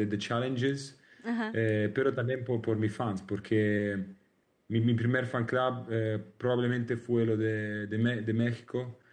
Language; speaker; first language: Spanish; non-native, learner; Italian